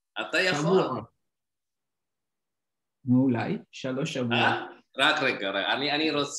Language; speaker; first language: Hebrew; non-native, learner; Indonesian